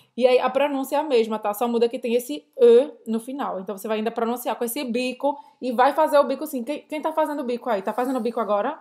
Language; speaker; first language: Portuguese; native; Portuguese